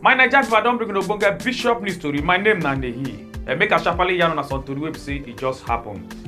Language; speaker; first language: Nigerian Pidgin; native; Nigerian Pidgin